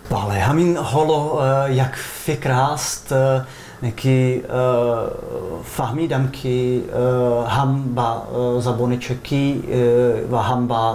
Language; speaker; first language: Tajik; non-native, fluent; Czech